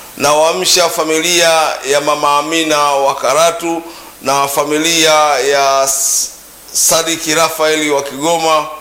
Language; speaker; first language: Swahili; native; Swahili